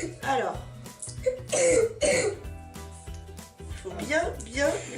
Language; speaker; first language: French; native; French